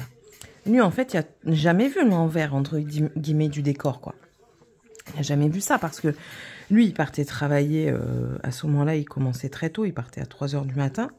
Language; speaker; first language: French; native; French